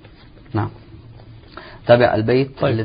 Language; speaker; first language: Arabic; native; Arabic